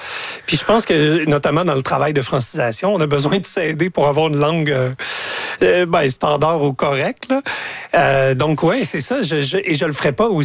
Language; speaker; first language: French; native; French